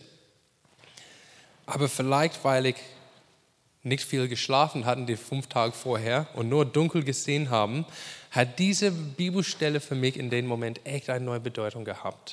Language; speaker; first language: German; non-native, fluent; English